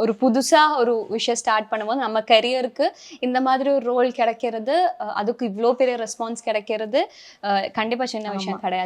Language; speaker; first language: Tamil; native; Tamil